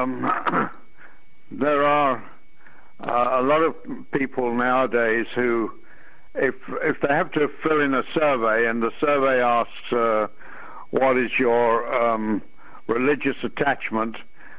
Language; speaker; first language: English; native; English